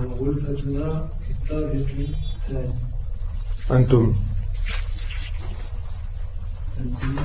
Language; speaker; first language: Arabic; non-native, learner; French